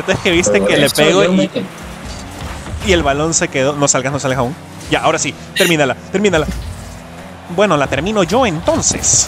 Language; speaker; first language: Spanish; native; Spanish